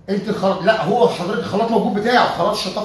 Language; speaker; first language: Arabic; native; Arabic